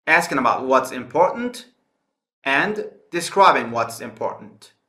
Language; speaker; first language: English; non-native, fluent; Persian